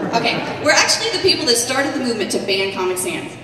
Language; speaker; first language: English; native; English